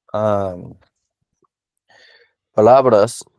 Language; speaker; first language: Spanish; non-native, learner; English